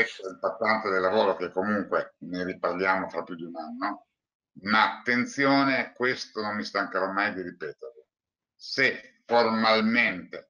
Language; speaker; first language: Italian; native; Italian